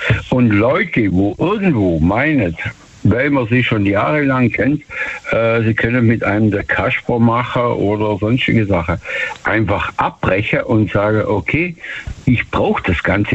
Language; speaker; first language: German; native; German